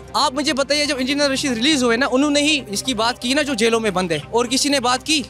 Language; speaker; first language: Hindi; native; Hindi